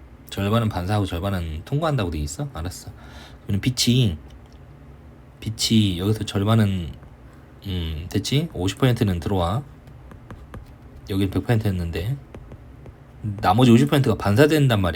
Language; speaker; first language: Korean; native; Korean